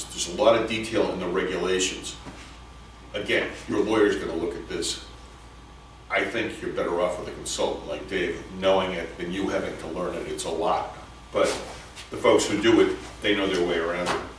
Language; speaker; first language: English; native; English